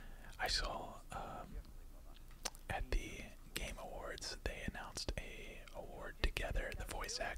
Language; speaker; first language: English; native; English